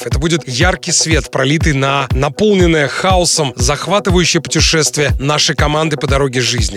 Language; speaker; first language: Russian; native; Russian